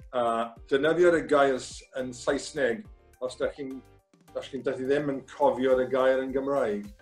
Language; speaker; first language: Welsh; non-native, fluent; English